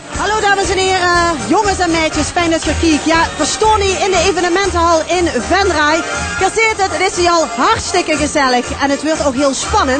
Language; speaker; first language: Dutch; native; Dutch